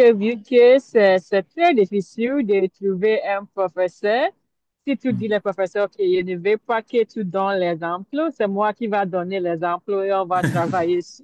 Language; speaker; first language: French; non-native, learner; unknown